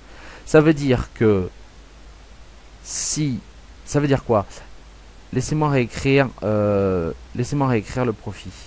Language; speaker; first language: French; native; French